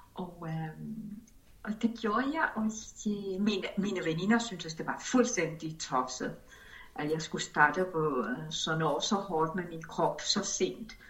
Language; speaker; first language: Danish; non-native, fluent; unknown